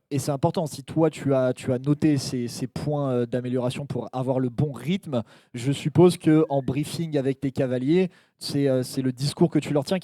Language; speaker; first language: French; native; French